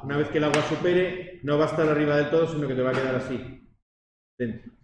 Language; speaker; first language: Spanish; native; Spanish